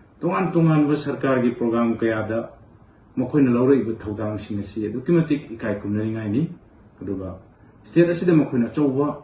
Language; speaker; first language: Manipuri; native; Manipuri